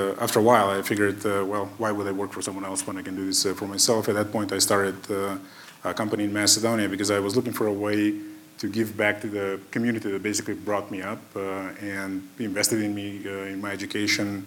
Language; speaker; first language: English; non-native, fluent; Macedonian